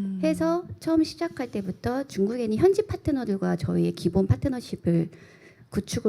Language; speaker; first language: Korean; native; Korean